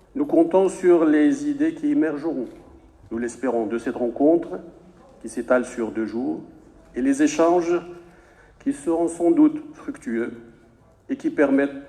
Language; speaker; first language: French; non-native, local second language; Arabic